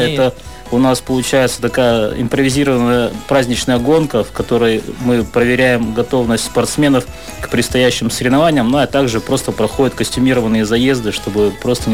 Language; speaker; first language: Russian; native; Russian